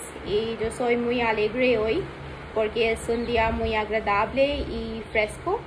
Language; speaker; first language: Spanish; non-native, learner; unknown